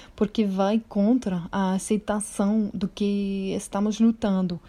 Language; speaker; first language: Portuguese; non-native, fluent; English